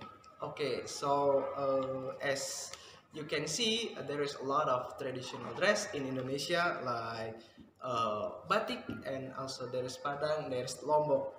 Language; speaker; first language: English; non-native, fluent; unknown